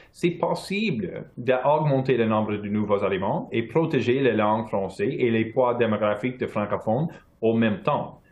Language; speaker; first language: French; non-native, local second language; English